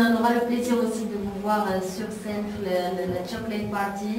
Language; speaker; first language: French; non-native, local second language; Arabic